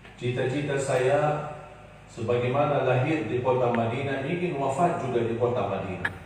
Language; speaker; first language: Indonesian; non-native, fluent; Arabic